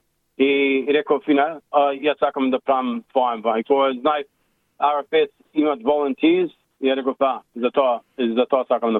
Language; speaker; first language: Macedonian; early bilingual, heritage; Macedonian